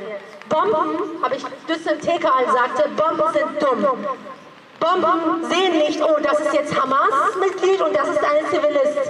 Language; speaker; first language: German; early bilingual, other home language; Persian